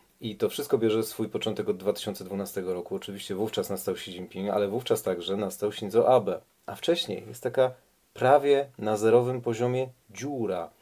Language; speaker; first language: Polish; native; Polish